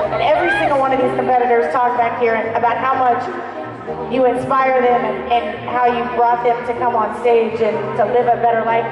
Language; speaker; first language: English; native; English